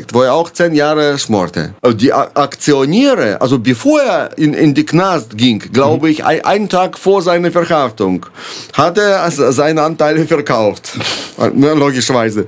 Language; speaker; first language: German; non-native, fluent; Russian